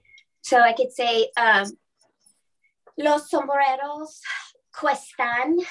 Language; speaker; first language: Spanish; non-native, learner; English